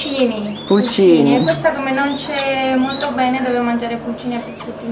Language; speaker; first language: Italian; non-native, learner; Spanish